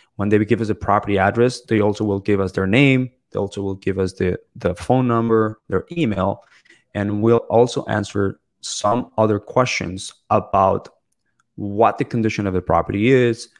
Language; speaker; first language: English; non-native, fluent; Spanish